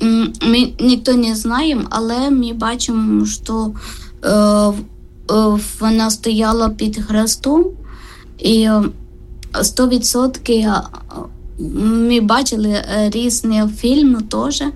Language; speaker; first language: Ukrainian; non-native, learner; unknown